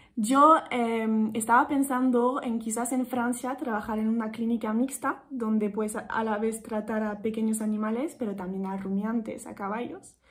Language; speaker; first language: Spanish; non-native, fluent; French